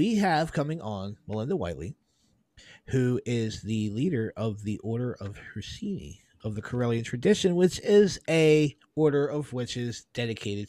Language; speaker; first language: English; native; English